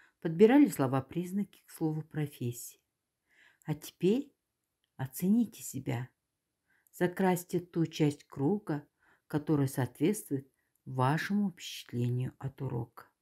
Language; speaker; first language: Russian; non-native, local second language; Kazakh